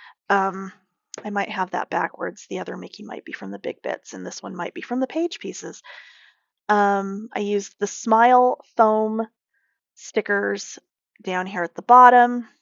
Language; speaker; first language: English; native; English